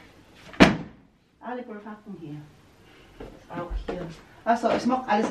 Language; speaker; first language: German; non-native, learner; Filipino